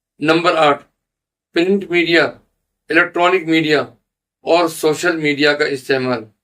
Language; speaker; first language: Urdu; native; Urdu